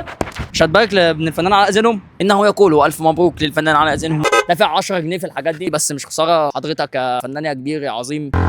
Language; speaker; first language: Arabic; native; Arabic